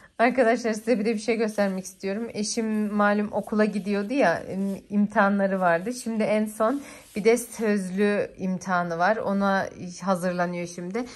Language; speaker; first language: Turkish; early bilingual, heritage; Turkish